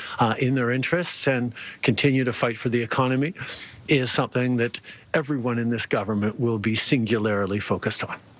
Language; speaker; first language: English; native; English